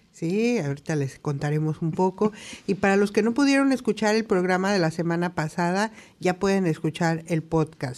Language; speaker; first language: Spanish; native; Spanish